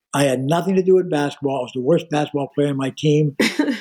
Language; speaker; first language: English; native; English